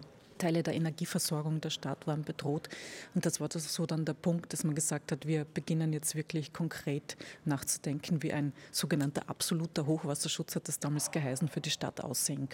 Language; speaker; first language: German; native; German